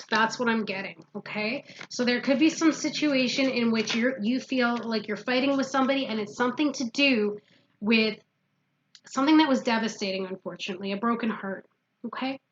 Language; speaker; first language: English; native; English